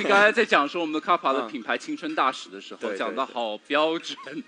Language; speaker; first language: Chinese; native; Chinese